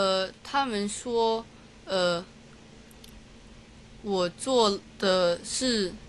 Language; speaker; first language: Chinese; non-native, local second language; Cantonese